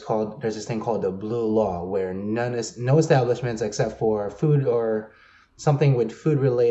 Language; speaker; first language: English; native; English